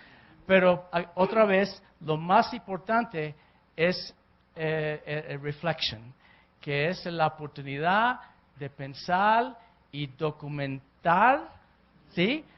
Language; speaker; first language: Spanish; early bilingual, heritage; Spanish